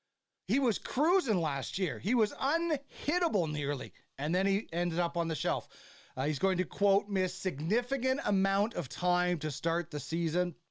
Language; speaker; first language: English; native; English